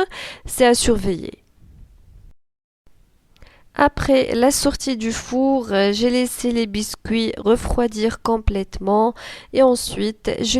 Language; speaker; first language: French; non-native, local second language; Arabic